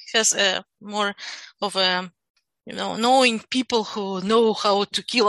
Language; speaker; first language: English; non-native, fluent; Russian